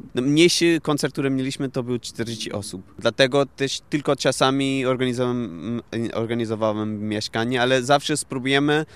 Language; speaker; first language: Polish; non-native, fluent; Portuguese